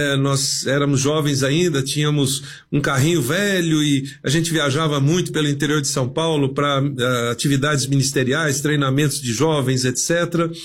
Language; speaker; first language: Portuguese; native; Portuguese